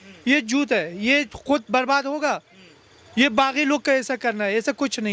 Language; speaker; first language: Hindi; non-native, learner; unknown